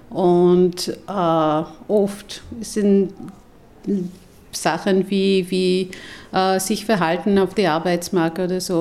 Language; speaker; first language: German; non-native, fluent; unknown